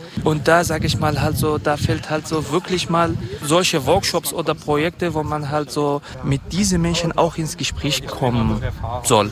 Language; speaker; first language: German; non-native, fluent; Kurdish